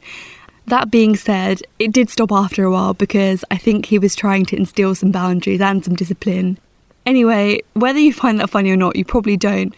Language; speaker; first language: English; native; English